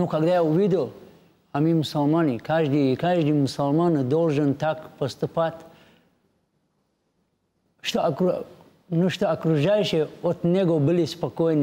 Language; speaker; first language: Russian; non-native, learner; Tajik